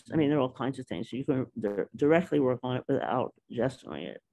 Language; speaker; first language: English; native; English